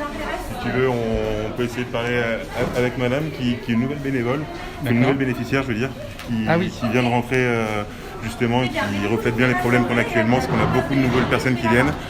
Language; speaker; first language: French; native; French